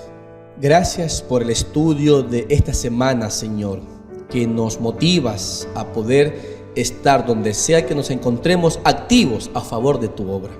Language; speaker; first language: Spanish; native; Spanish